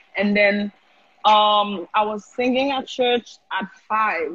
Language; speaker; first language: English; non-native, learner; Haitian Creole